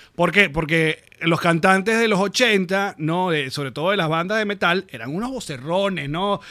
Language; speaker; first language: Spanish; native; Spanish